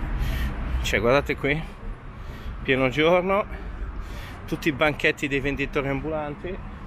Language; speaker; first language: Italian; native; Italian